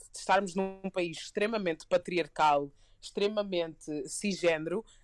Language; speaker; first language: Portuguese; native; Portuguese